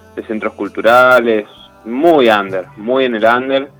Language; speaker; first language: Spanish; native; Spanish